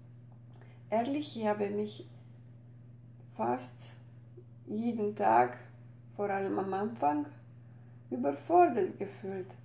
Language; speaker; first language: German; non-native, fluent; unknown